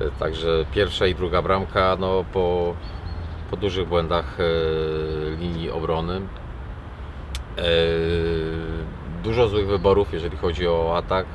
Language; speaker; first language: Polish; native; Polish